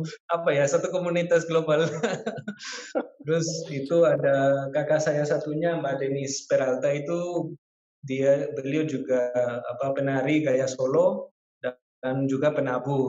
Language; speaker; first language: Indonesian; non-native, fluent; Spanish